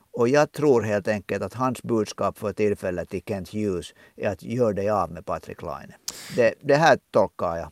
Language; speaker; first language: Swedish; native; Swedish